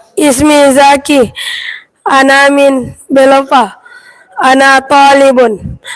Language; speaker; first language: Arabic; non-native, learner; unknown